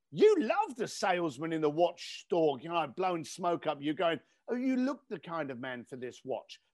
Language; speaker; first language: English; native; English